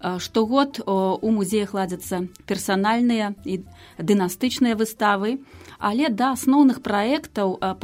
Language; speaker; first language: Belarusian; native; Belarusian